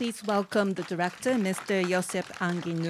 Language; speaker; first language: English; non-native, fluent; Japanese